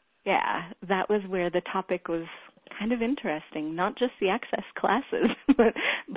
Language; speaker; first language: English; early bilingual, other home language; Hebrew